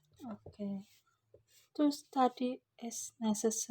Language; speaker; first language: English; non-native, fluent; Indonesian